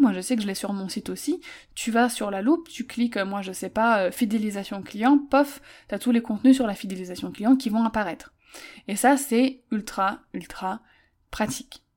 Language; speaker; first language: French; native; French